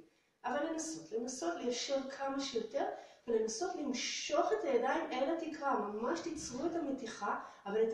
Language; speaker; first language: Hebrew; native; Hebrew